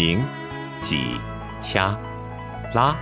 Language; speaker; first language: Chinese; native; Chinese